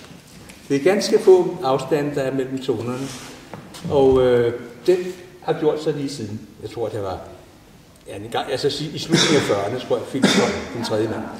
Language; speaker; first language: Danish; native; Danish